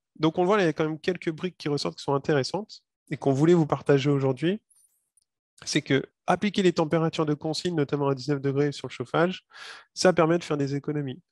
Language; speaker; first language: French; native; French